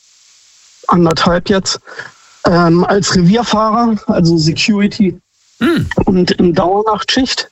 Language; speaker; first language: German; native; German